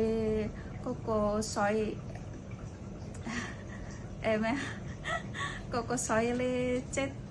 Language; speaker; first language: Chinese; non-native, fluent; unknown